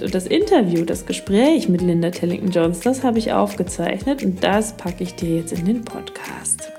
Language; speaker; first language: German; native; German